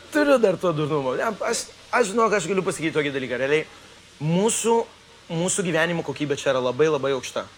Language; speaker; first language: Lithuanian; early bilingual, heritage; Lithuanian